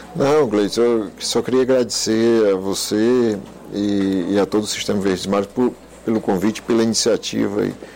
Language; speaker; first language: Portuguese; native; Portuguese